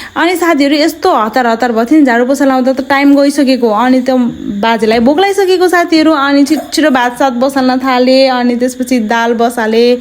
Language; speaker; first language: Nepali; non-native, local second language; Dangaura Tharu